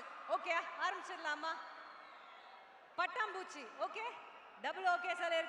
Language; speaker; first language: Tamil; native; Tamil